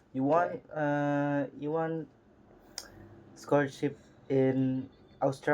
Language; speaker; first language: English; non-native, learner; Indonesian